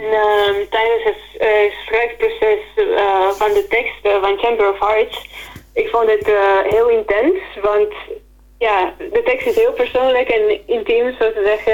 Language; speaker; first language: Dutch; non-native, fluent; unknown